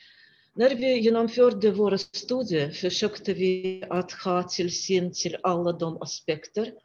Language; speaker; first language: Swedish; non-native, fluent; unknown